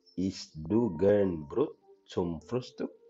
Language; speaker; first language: German; non-native, learner; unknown